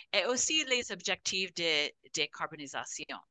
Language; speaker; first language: French; non-native, fluent; English